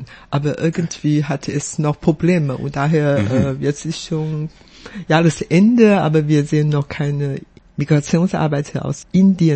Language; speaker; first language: German; non-native, fluent; Chinese